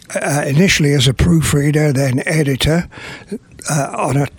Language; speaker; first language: English; native; English